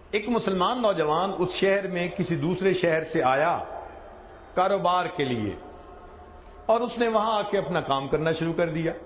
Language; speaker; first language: Urdu; non-native, local second language; Punjabi